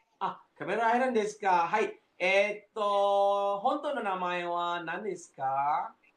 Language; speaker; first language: Japanese; non-native, fluent; Malay